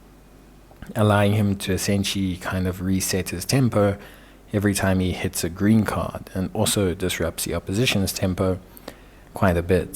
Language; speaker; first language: English; native; English